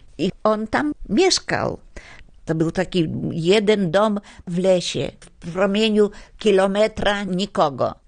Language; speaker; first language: Polish; native; Polish